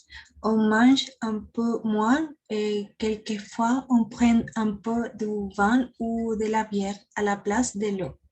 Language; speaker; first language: French; non-native, learner; Spanish